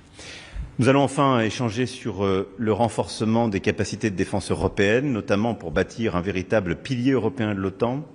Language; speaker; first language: French; native; French